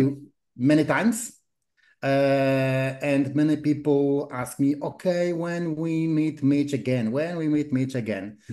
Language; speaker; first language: English; non-native, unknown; Polish